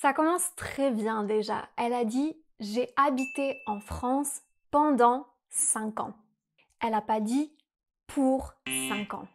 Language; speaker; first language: French; native; French